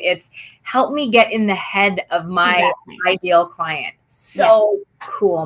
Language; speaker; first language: English; native; English